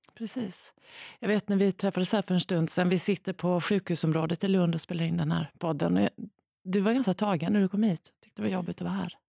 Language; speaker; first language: Swedish; native; Swedish